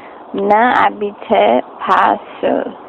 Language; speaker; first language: French; non-native, learner; English